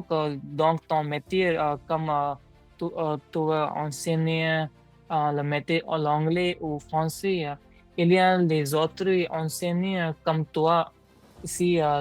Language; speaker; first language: French; non-native, learner; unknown